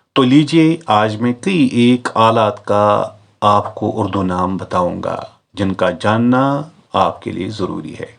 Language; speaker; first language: Urdu; non-native, local second language; Kashmiri